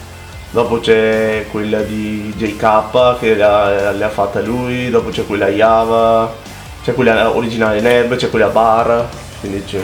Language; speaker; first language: Italian; native; Italian